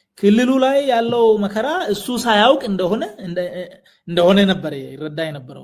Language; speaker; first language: Amharic; non-native, local second language; Oromo